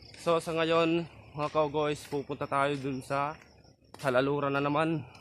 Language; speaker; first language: Filipino; non-native, local second language; Waray